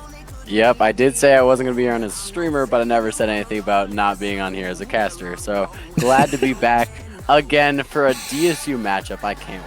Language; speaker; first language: English; native; English